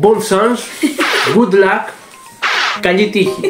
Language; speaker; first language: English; non-native, learner; Greek